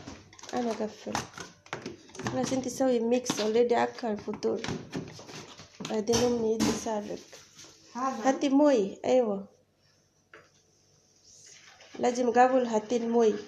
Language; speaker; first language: Arabic; non-native, learner; Bangla